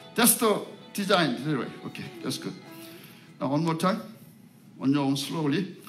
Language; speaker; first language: English; non-native, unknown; Korean